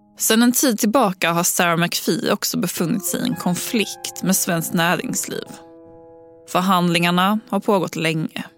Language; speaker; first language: Swedish; native; Swedish